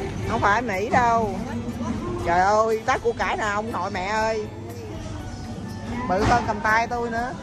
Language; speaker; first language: Vietnamese; native; Vietnamese